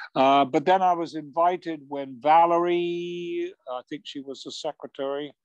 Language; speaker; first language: English; native; English